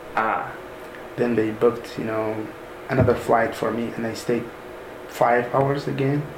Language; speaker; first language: English; non-native, fluent; Arabic